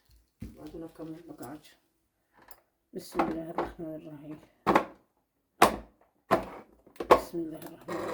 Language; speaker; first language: Arabic; native; Arabic